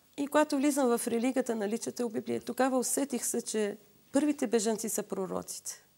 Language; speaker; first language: Bulgarian; non-native, fluent; Assyrian Neo-Aramaic